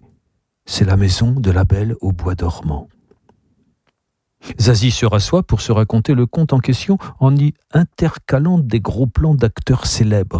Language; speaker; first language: French; native; French